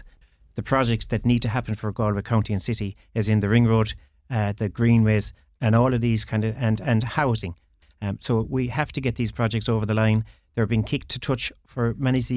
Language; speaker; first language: English; native; English